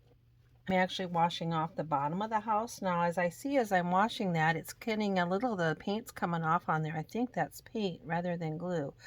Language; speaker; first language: English; native; English